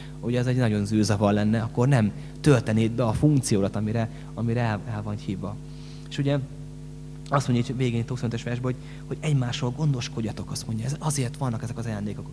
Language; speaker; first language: Hungarian; native; Hungarian